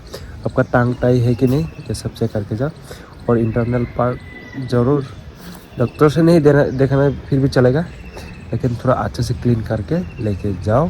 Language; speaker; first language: Hindi; non-native, local second language; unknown